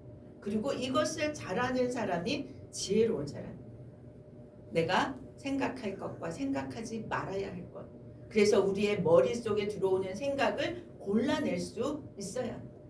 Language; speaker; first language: Korean; native; Korean